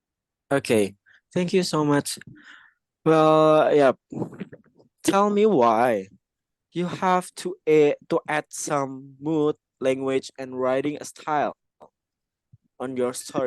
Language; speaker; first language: English; non-native, fluent; Indonesian